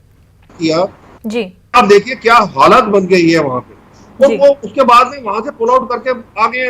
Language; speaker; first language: Hindi; native; Hindi